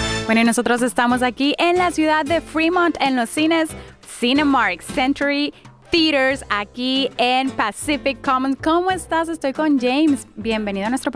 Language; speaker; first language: Spanish; native; Spanish